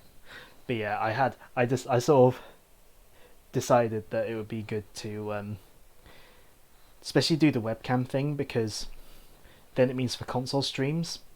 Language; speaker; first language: English; native; English